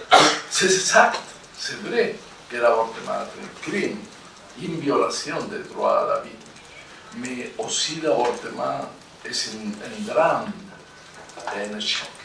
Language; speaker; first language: French; non-native, fluent; Spanish